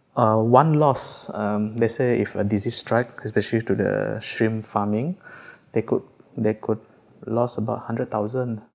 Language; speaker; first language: English; non-native, local second language; Malay